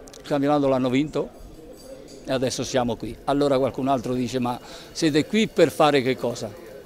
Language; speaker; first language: Italian; native; Italian